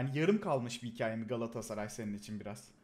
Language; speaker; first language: Turkish; native; Turkish